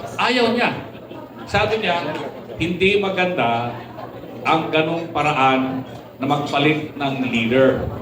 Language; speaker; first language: Filipino; non-native, local second language; Cebuano